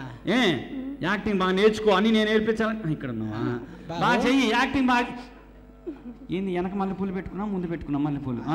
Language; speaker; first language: Telugu; native; Telugu